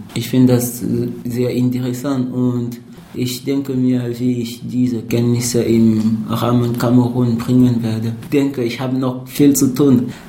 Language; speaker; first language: German; non-native, fluent; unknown